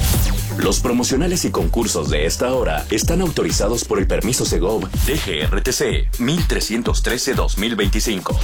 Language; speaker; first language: Spanish; native; Spanish